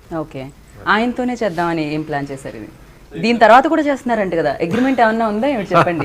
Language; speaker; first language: Telugu; native; Telugu